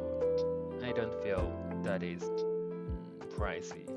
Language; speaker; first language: English; non-native, learner; Japanese